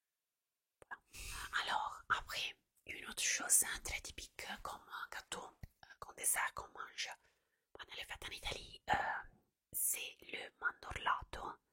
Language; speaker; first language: French; non-native, fluent; Italian